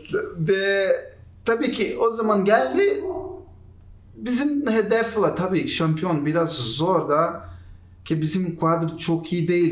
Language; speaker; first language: Turkish; non-native, learner; Portuguese